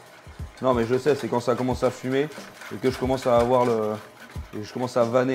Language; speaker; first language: French; native; French